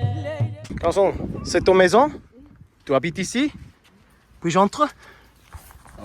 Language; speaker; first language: French; non-native, learner; English